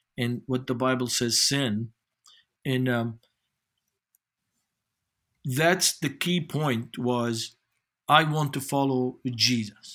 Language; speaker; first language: English; non-native, fluent; Arabic